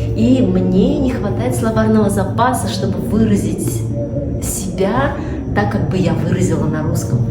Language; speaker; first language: Russian; native; Russian